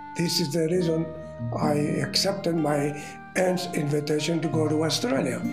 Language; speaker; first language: English; non-native, fluent; Greek